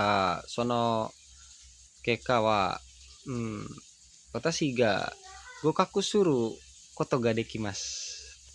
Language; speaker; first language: Japanese; non-native, learner; Indonesian